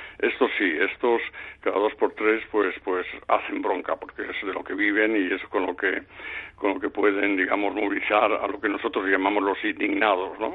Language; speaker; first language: Spanish; non-native, fluent; German